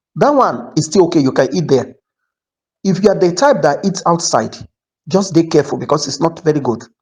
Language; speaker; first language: Nigerian Pidgin; native; Nigerian Pidgin